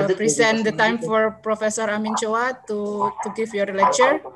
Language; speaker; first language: English; non-native, fluent; Indonesian